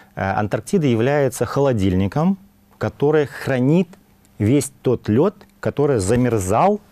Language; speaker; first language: Russian; native; Russian